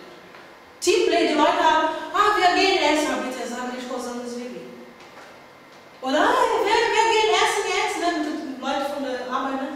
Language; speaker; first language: German; non-native, learner; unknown